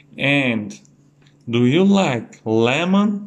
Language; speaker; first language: English; non-native, learner; Turkish